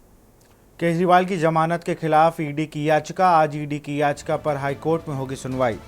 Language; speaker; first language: Hindi; native; Hindi